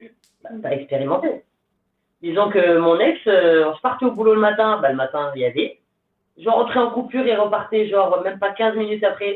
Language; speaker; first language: French; native; French